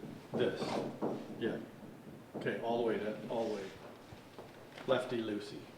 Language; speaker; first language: English; native; English